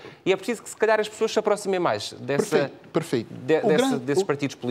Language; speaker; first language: Portuguese; native; Portuguese